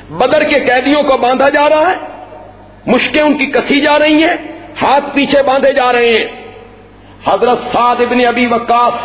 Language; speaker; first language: Urdu; non-native, local second language; Punjabi